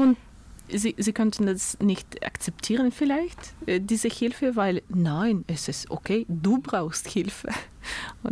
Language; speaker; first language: German; non-native, learner; Russian